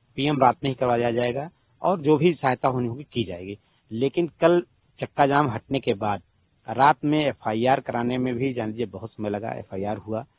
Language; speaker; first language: Hindi; native; Hindi